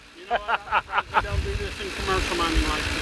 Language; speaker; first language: English; native; English